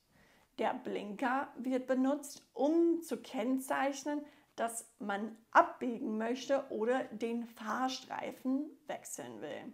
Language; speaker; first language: German; non-native, fluent; English